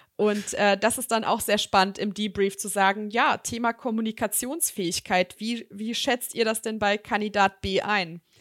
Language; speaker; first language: German; early bilingual, other home language; Serbian